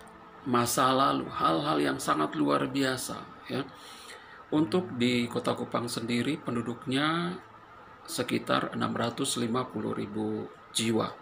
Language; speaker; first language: Indonesian; non-native, fluent; Persian